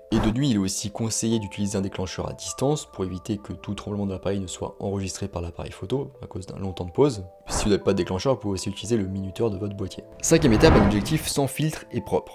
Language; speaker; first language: French; native; French